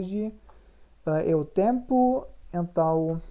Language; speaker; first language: Portuguese; non-native, learner; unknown